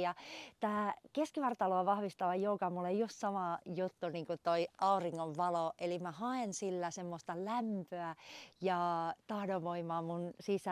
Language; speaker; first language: Finnish; native; Finnish